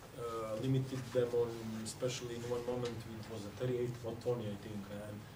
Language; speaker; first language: English; non-native, fluent; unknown